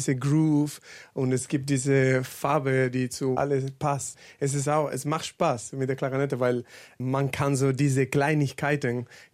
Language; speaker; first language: German; non-native, learner; Spanish